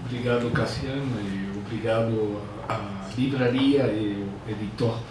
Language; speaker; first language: Portuguese; non-native, fluent; Spanish